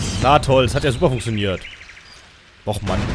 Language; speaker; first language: German; native; German